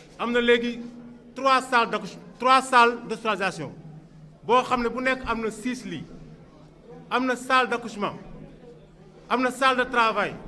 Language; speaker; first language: Wolof; native; Wolof